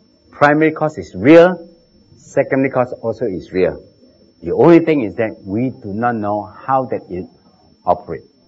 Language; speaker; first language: English; non-native, local second language; Chinese